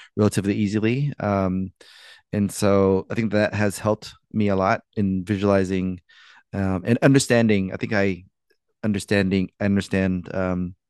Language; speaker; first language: English; native; English